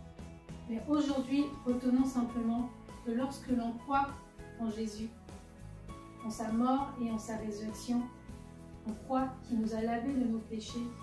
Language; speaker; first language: French; native; French